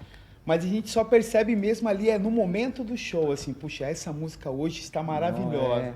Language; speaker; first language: Portuguese; native; Portuguese